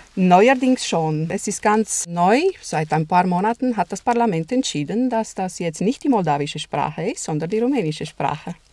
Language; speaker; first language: German; non-native, fluent; Romanian